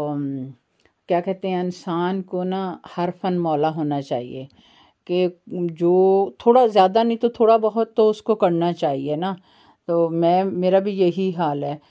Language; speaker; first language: Urdu; native; Urdu